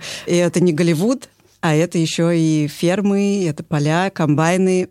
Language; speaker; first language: Russian; native; Russian